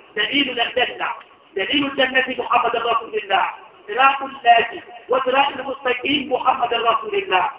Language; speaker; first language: Arabic; non-native, fluent; Hausa